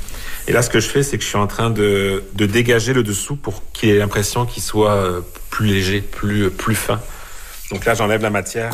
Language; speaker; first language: French; native; French